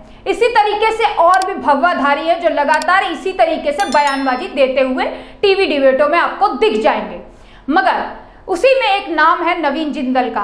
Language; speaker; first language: Hindi; native; Hindi